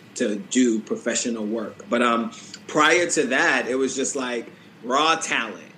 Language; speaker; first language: English; native; English